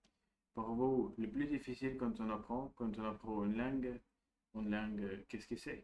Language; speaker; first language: French; non-native, learner; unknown